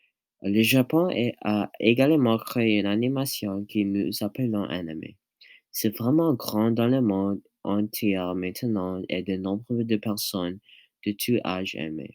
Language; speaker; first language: French; non-native, learner; English